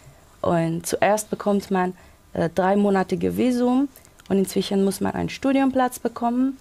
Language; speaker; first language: German; non-native, local second language; Persian